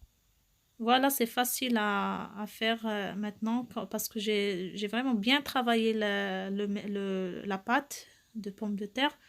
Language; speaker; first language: French; non-native, local second language; Arabic